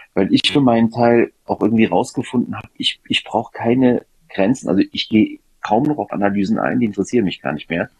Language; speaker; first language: German; native; German